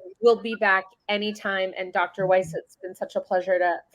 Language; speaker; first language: English; native; English